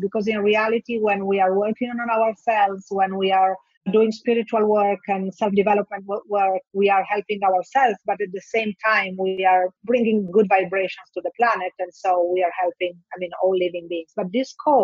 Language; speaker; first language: English; non-native, fluent; Italian